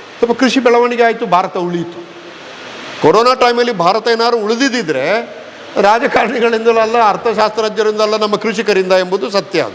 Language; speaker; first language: Kannada; native; Kannada